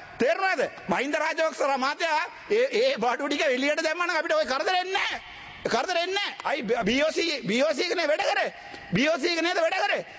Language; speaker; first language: Sinhala; non-native, local second language; Tamil